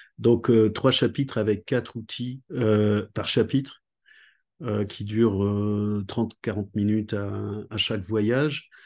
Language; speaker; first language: French; native; French